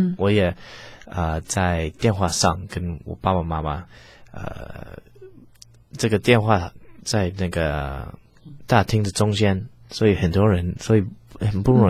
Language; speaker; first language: Chinese; early bilingual, heritage; English